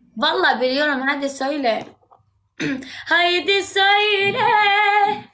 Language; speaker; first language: Turkish; non-native, learner; Arabic